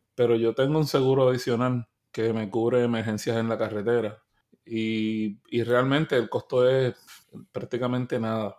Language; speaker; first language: Spanish; native; Spanish